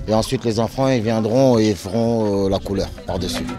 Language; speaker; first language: French; native; French